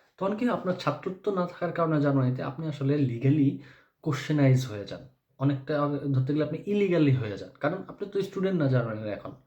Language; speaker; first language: Bangla; native; Bangla